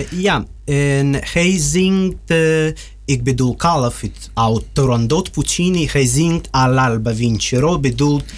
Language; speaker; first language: Dutch; non-native, learner; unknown